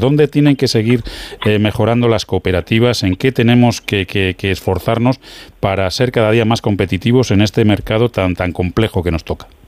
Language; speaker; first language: Spanish; native; Spanish